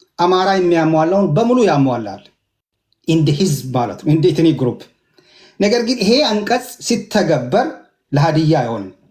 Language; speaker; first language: Amharic; non-native, local second language; Hadiyya